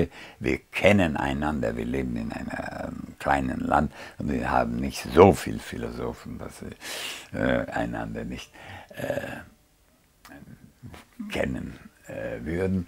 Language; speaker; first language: German; non-native, fluent; Hungarian